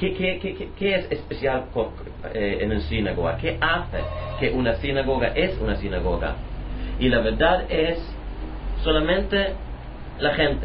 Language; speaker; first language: Spanish; non-native, learner; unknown